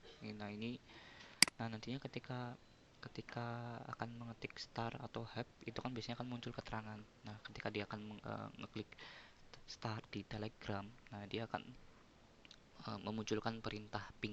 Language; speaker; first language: Indonesian; native; Indonesian